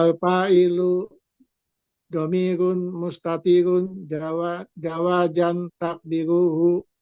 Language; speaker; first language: Arabic; non-native, learner; Indonesian